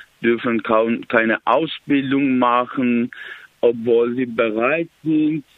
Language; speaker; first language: German; non-native, learner; Persian